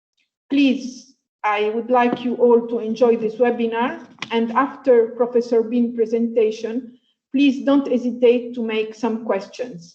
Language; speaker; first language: English; non-native, fluent; Italian